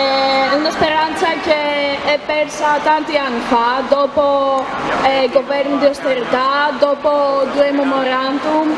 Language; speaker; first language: Italian; non-native, learner; Greek